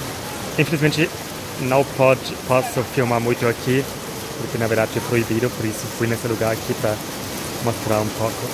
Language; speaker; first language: Portuguese; non-native, fluent; German